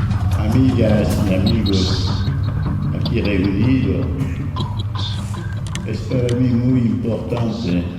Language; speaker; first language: Spanish; non-native, fluent; French